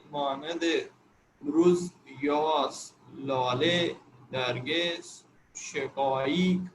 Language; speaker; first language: Persian; non-native, learner; Urdu